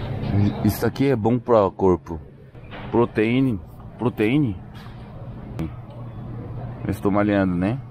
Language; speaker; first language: Portuguese; non-native, learner; Korean